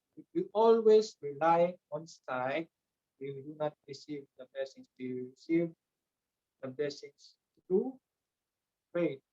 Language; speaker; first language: English; non-native, local second language; Filipino